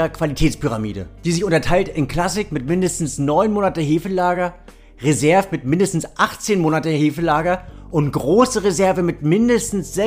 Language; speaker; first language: German; native; German